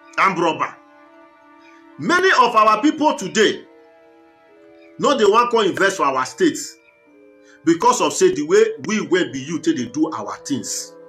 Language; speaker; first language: Nigerian Pidgin; non-native, local second language; Bini